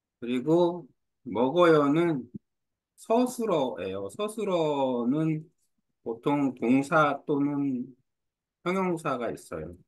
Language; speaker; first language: Korean; native; Korean